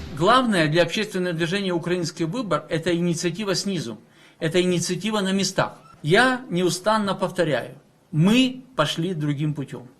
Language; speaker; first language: Russian; native; Russian